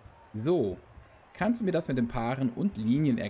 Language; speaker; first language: German; native; German